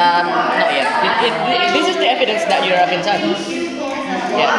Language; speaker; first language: English; non-native, learner; Indonesian